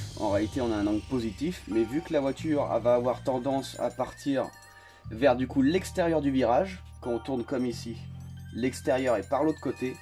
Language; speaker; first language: French; native; French